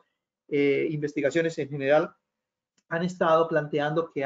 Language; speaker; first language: Spanish; native; Spanish